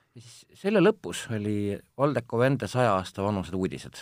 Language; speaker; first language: Estonian; native; Estonian